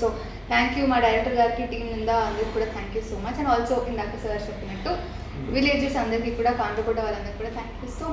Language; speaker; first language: Telugu; native; Telugu